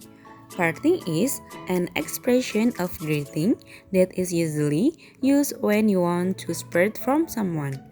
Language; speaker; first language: English; non-native, learner; Indonesian